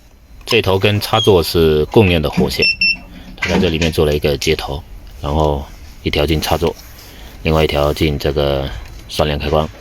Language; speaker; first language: Chinese; native; Chinese